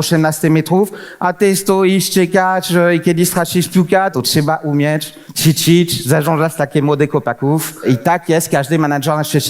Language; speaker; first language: Polish; non-native, fluent; French